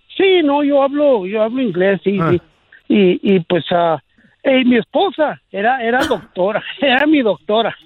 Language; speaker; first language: Spanish; native; Spanish